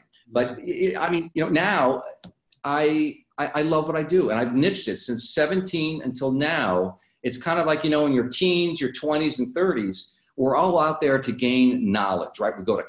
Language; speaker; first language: English; native; English